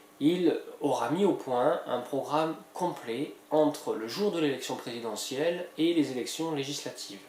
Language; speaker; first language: French; native; French